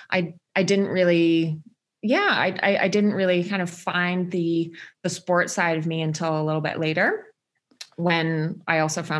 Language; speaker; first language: English; native; English